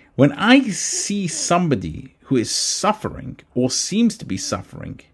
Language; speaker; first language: English; native; English